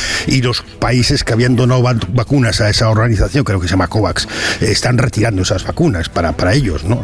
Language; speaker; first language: Spanish; native; Spanish